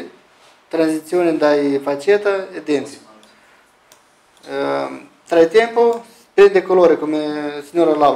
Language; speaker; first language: Italian; non-native, learner; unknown